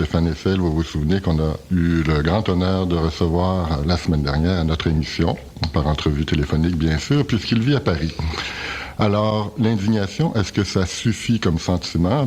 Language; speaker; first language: French; native; French